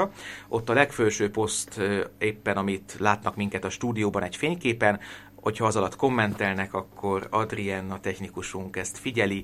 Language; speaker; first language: Hungarian; native; Hungarian